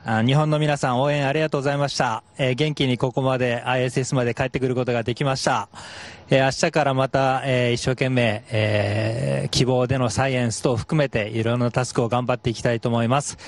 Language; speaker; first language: Japanese; native; Japanese